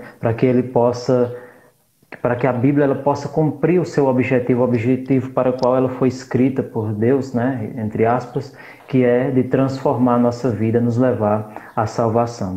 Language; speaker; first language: Portuguese; native; Portuguese